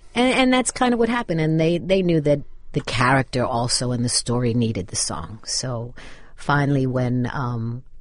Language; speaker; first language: English; native; English